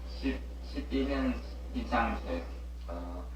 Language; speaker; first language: Korean; non-native, learner; Vietnamese